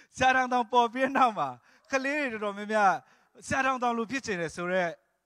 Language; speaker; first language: Burmese; non-native, local second language; Tedim Chin